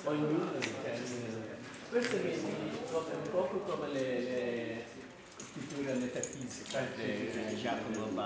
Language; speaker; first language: Italian; non-native, learner; English